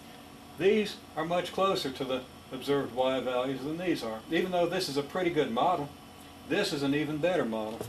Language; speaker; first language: English; native; English